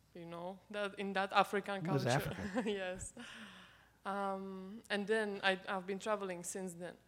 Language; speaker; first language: English; non-native, fluent; Czech